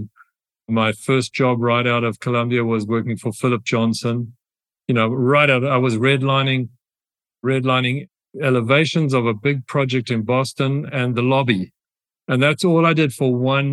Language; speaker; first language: English; native; English